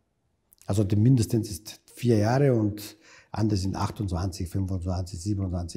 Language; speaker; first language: German; non-native, fluent; Italian